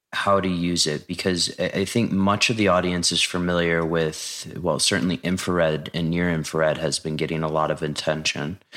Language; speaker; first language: English; native; English